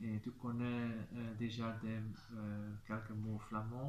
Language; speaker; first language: French; non-native, learner; Dutch